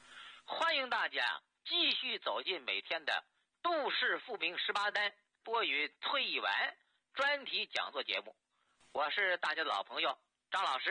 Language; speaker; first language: Chinese; native; Chinese